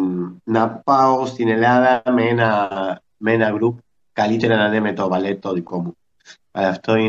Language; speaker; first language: Greek; early bilingual, heritage; Spanish